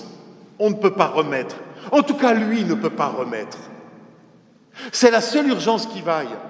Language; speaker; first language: French; native; French